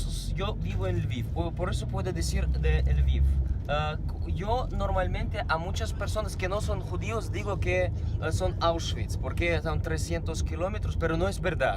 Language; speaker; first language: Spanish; non-native, fluent; Ukrainian